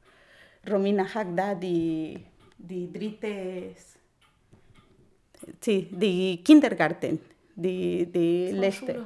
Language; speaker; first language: German; non-native, learner; Spanish